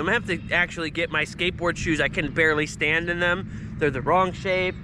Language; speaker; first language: English; native; English